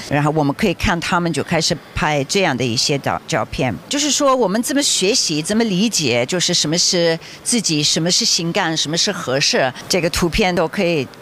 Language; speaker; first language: Chinese; non-native, fluent; English